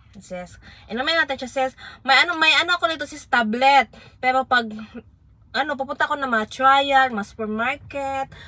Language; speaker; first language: Filipino; non-native, local second language; Waray